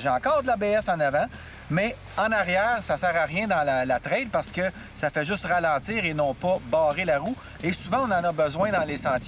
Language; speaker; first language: French; native; French